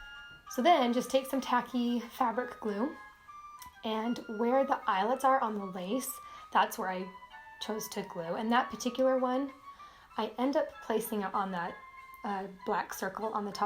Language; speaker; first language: English; native; English